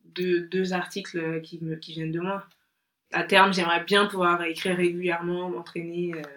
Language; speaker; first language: French; non-native, local second language; Bambara